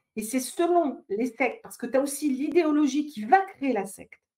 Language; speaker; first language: French; native; French